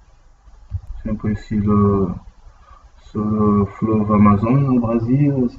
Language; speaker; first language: French; non-native, learner; Portuguese